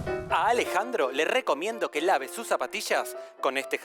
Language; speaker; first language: Spanish; native; Spanish